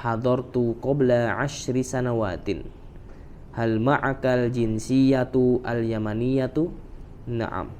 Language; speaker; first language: Arabic; non-native, fluent; Indonesian